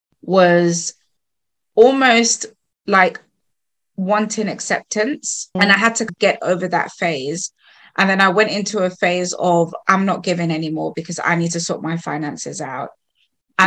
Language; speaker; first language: English; non-native, local second language; Krio